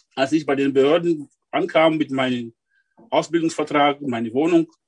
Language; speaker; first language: German; non-native, fluent; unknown